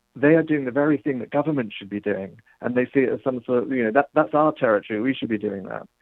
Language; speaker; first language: English; native; English